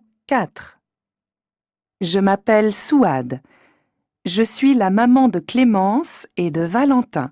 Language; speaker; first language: French; native; French